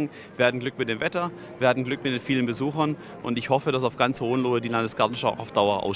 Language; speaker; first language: German; native; German